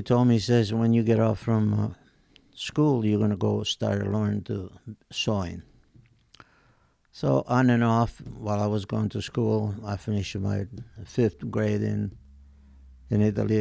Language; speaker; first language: English; non-native, fluent; Italian